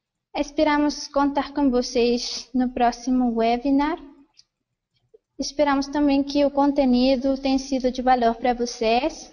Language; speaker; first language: Portuguese; non-native, fluent; Spanish